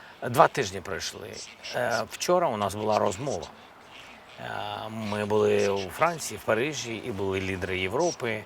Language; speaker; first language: Ukrainian; non-native, local second language; Russian